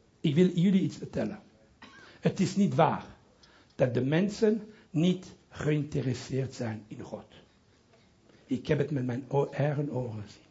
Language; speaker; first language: Dutch; non-native, local second language; French